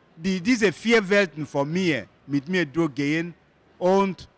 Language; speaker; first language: German; non-native, fluent; Igbo